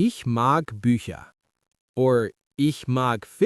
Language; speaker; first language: German; non-native, learner; English